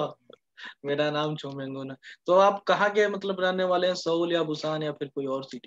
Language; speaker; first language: Hindi; native; Hindi